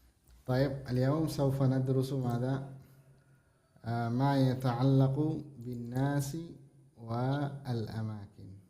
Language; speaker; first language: Arabic; non-native, fluent; Indonesian